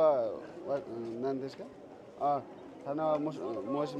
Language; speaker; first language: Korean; non-native, learner; Nepali